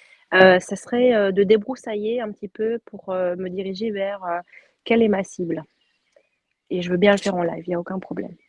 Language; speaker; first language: French; native; French